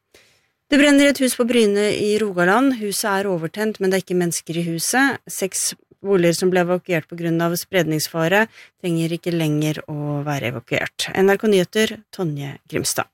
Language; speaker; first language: Norwegian; native; Norwegian